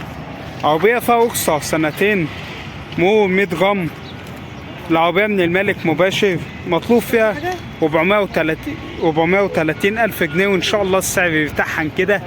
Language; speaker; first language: Arabic; native; Arabic